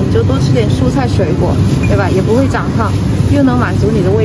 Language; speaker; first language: Chinese; native; Chinese